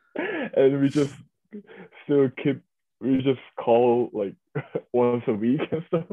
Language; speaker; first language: English; early bilingual, other home language; Korean